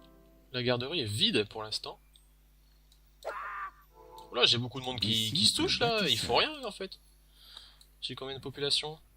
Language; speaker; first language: French; native; French